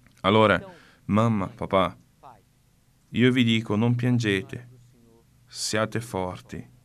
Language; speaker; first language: Italian; non-native, fluent; Portuguese